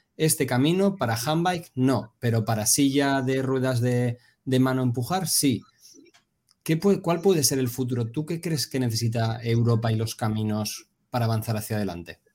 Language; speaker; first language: Spanish; native; Spanish